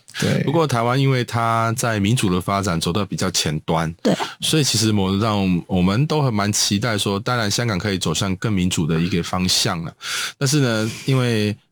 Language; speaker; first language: Chinese; native; Chinese